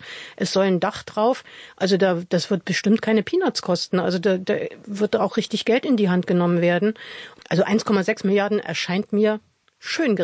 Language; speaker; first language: German; native; German